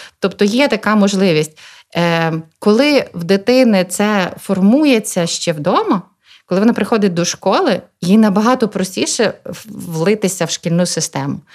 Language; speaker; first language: Ukrainian; native; Ukrainian